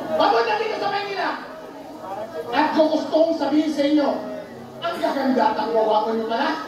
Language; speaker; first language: Filipino; non-native, local second language; Iloko